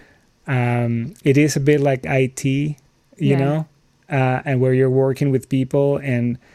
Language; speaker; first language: English; non-native, fluent; Spanish